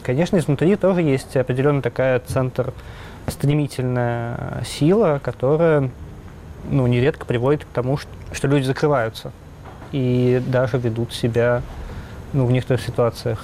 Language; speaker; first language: Russian; native; Russian